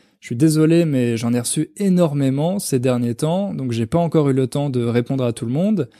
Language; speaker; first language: French; native; French